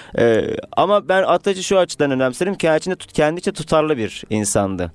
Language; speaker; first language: Turkish; native; Turkish